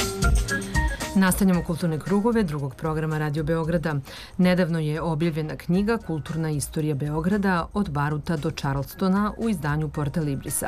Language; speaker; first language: Serbian; native; Serbian